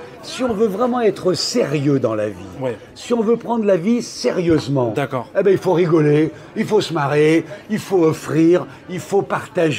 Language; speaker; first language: French; native; French